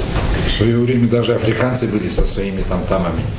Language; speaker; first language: Russian; native; Russian